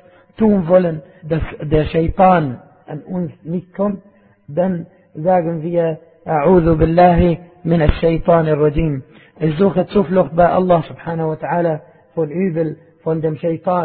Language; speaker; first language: German; non-native, fluent; Arabic